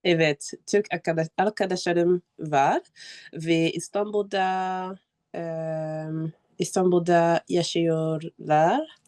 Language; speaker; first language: Turkish; non-native, learner; French